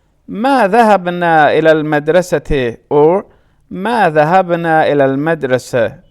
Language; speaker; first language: Arabic; non-native, learner; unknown